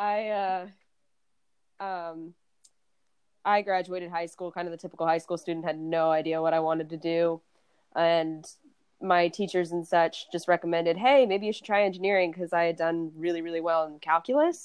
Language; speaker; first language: English; native; English